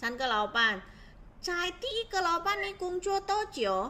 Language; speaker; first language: Chinese; non-native, learner; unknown